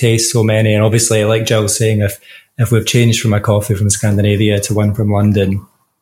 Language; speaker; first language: English; native; English